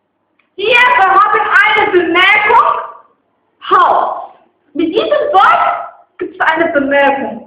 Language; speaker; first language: German; non-native, fluent; Arabic